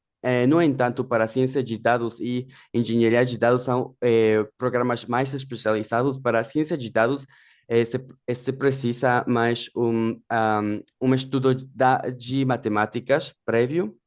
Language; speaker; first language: Portuguese; non-native, fluent; Spanish